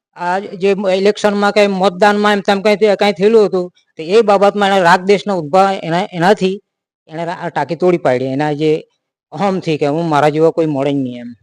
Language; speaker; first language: Gujarati; non-native, local second language; Gamit